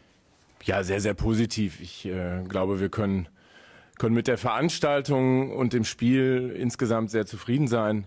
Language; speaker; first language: German; native; German